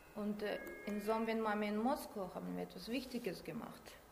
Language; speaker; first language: German; non-native, learner; Russian